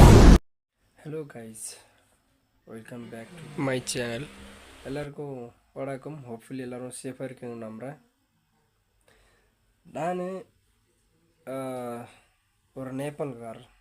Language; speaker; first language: Tamil; non-native, fluent; Nepali